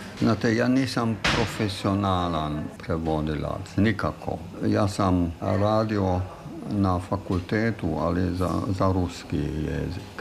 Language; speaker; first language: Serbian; non-native, fluent; German